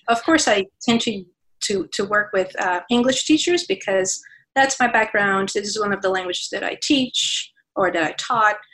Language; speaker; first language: English; non-native, fluent; Portuguese